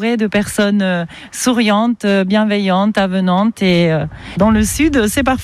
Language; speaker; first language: French; non-native, fluent; Spanish